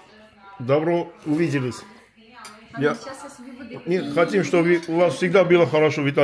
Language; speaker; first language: Russian; non-native, fluent; Armenian